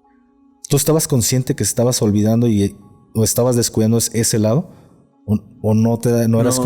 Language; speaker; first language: Spanish; native; Spanish